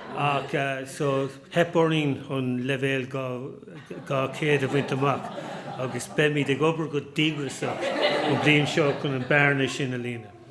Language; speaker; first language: Irish; non-native, local second language; English